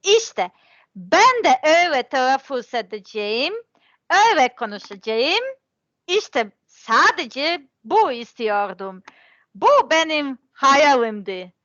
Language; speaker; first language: Turkish; non-native, learner; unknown